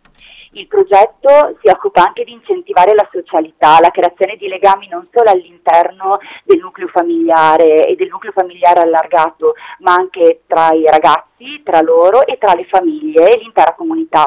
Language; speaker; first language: Italian; native; Italian